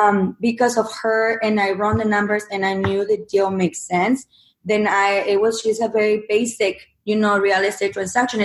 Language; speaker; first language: English; non-native, fluent; Spanish